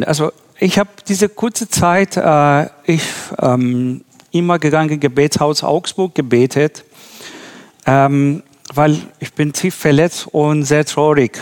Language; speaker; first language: German; non-native, learner; Persian